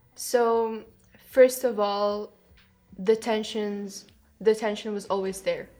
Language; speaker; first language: English; non-native, fluent; Kyrgyz